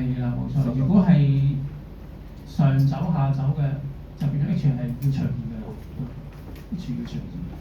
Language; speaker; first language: Cantonese; native; Cantonese